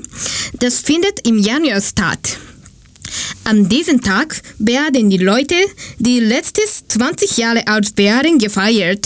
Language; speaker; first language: German; non-native, learner; Japanese